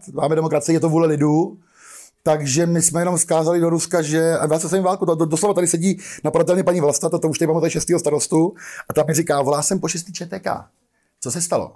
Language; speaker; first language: Czech; native; Czech